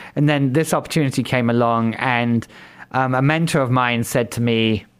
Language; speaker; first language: English; native; English